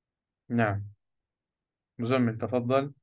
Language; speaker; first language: Arabic; non-native, fluent; Urdu